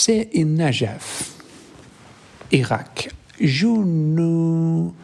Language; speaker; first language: French; non-native, learner; Arabic